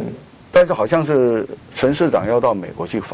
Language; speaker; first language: Chinese; native; Chinese